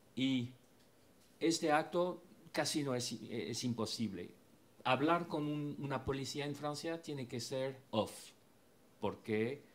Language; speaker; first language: Spanish; non-native, fluent; French